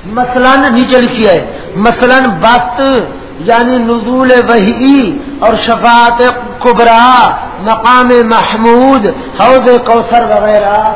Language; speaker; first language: Urdu; non-native, local second language; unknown